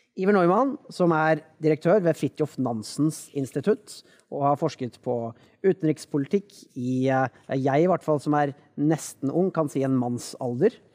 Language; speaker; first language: Norwegian; native; Norwegian